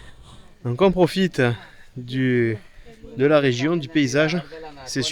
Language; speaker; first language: French; native; French